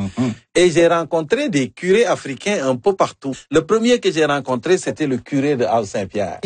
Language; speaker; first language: French; native; French